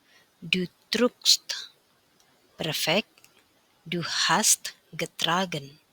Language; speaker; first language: German; non-native, fluent; Indonesian